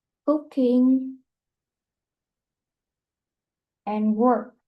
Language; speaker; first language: English; non-native, learner; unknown